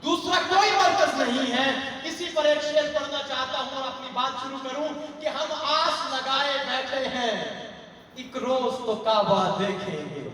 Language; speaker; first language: Urdu; native; Urdu